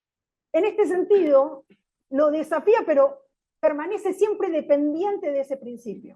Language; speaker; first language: Spanish; native; Spanish